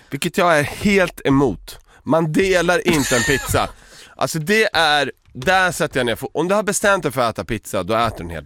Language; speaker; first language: Swedish; native; Swedish